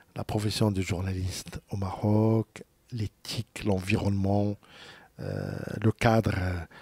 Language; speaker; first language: French; non-native, local second language; Arabic